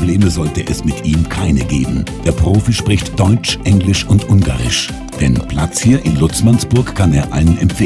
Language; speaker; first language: German; native; German